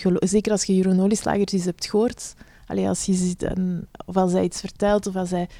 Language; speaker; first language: Dutch; native; Dutch